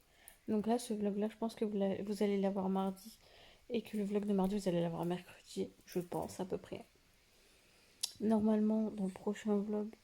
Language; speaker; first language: French; native; French